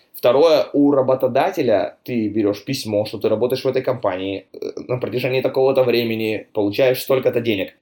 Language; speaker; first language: Russian; native; Russian